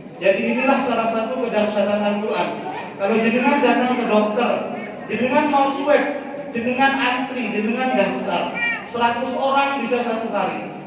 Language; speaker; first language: Indonesian; non-native, local second language; Madurese